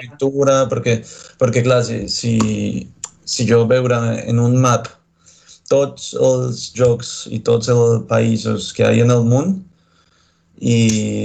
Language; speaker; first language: Catalan; non-native, learner; Spanish